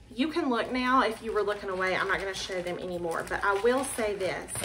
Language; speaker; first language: English; native; English